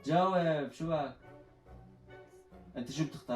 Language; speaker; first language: Arabic; native; Arabic